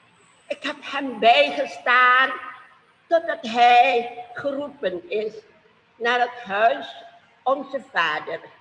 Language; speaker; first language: Dutch; non-native, fluent; Indonesian